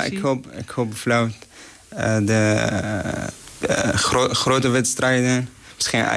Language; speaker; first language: Dutch; non-native, learner; Arabic